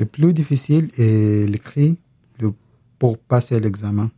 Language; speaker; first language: French; non-native, learner; Arabic